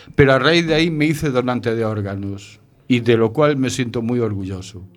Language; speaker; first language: Spanish; native; Spanish